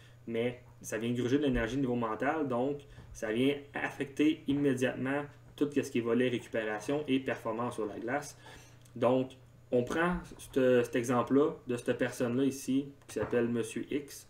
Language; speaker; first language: French; native; French